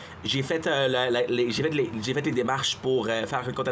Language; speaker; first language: French; native; French